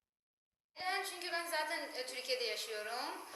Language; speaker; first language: Turkish; non-native, learner; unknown